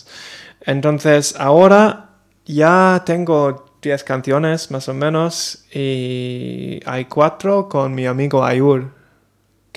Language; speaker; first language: Spanish; non-native, learner; English